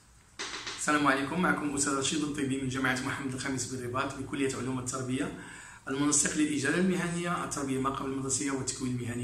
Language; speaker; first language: Arabic; native; Arabic